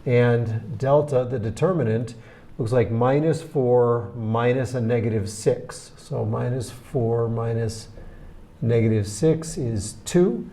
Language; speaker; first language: English; native; English